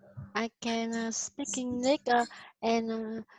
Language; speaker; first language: English; non-native, learner; Vietnamese